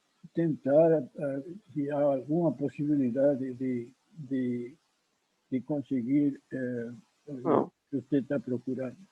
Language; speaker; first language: Portuguese; non-native, fluent; Spanish